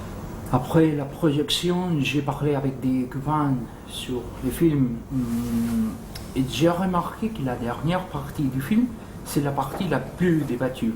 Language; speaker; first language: French; non-native, fluent; Spanish